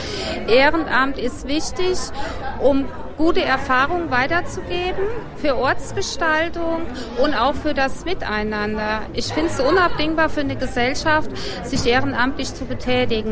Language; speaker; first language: German; native; German